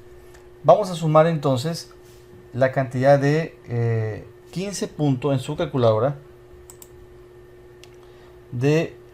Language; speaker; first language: Spanish; native; Spanish